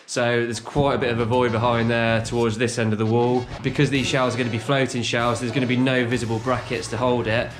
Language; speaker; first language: English; native; English